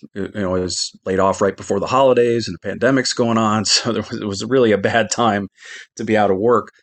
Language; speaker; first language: English; native; English